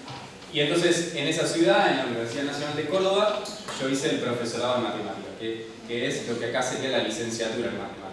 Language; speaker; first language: Spanish; native; Spanish